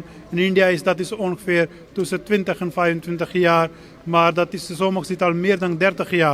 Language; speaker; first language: Dutch; non-native, fluent; Punjabi